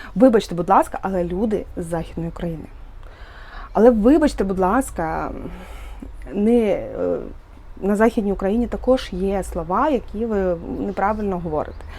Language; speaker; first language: Ukrainian; native; Ukrainian